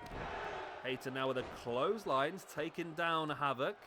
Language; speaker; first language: English; native; English